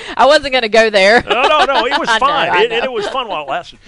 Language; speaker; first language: English; native; English